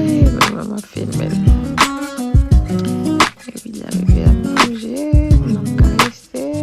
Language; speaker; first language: French; non-native, local second language; Haitian Creole